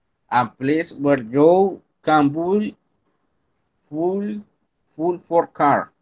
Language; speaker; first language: English; non-native, learner; Spanish